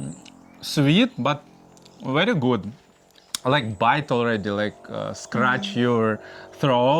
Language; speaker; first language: English; non-native, learner; Russian